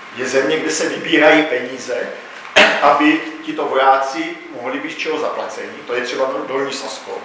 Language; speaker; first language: Czech; native; Czech